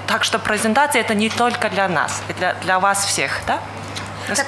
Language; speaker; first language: Russian; non-native, fluent; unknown